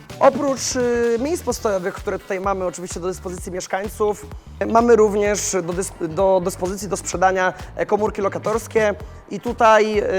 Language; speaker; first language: Polish; native; Polish